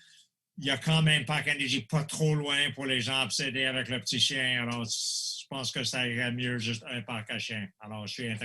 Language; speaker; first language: French; non-native, local second language; English